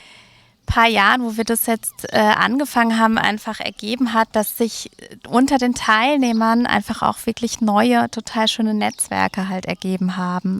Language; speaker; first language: German; native; German